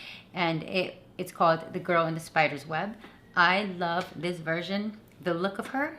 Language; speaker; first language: English; native; English